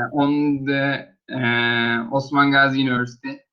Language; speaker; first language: English; non-native, learner; Turkish